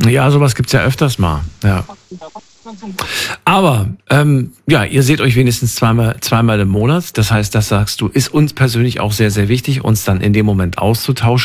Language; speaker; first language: German; native; German